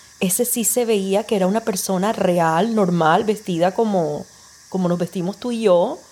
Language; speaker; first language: Spanish; early bilingual, heritage; Spanish